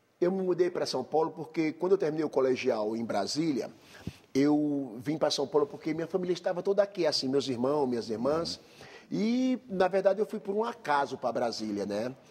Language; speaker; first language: Portuguese; native; Portuguese